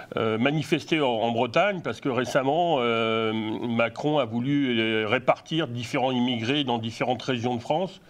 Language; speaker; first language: French; native; French